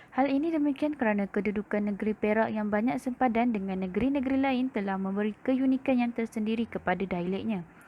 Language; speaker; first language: Malay; native; Malay